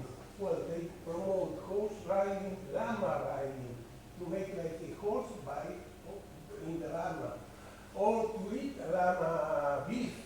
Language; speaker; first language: English; non-native, fluent; Spanish